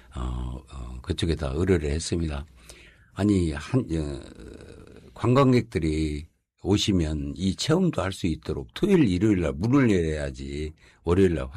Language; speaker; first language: Korean; native; Korean